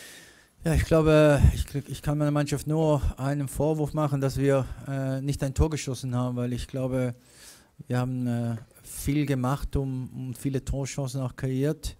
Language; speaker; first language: German; non-native, fluent; Italian